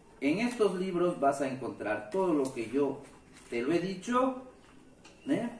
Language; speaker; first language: Spanish; native; Spanish